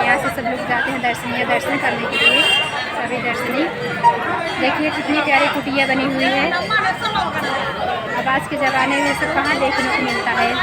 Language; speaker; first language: Hindi; non-native, local second language; Awadhi